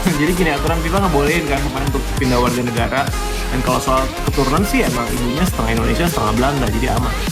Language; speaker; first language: Indonesian; native; Indonesian